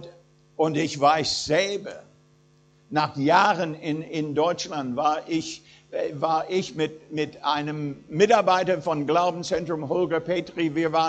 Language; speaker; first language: German; non-native, fluent; English